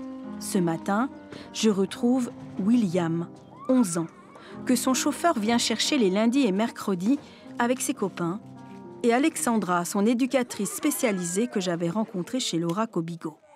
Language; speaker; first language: French; native; French